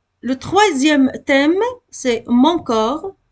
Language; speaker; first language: French; non-native, local second language; Arabic